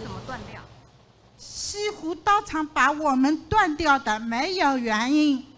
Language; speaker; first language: Chinese; non-native, fluent; Vietnamese